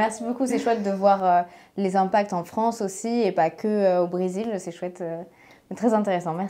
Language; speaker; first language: French; native; French